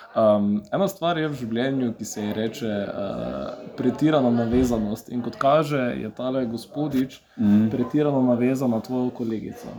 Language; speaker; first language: Slovenian; early bilingual, other home language; Serbian